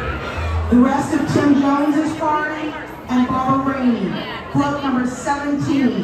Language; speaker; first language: English; native; English